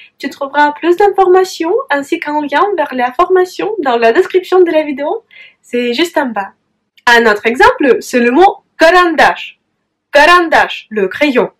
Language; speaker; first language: French; non-native, fluent; Russian